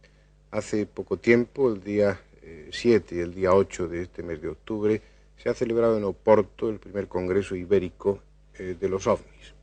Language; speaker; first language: Spanish; native; Spanish